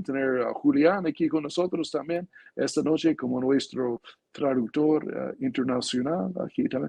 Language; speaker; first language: Spanish; non-native, fluent; English